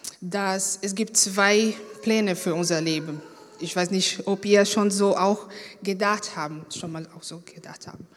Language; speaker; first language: German; non-native, fluent; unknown